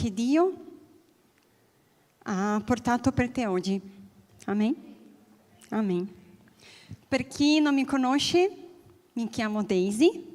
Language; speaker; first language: Italian; non-native, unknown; Portuguese